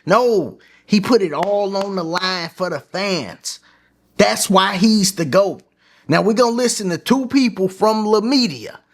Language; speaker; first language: English; native; English